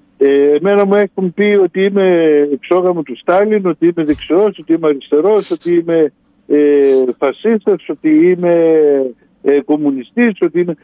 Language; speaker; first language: Greek; native; Greek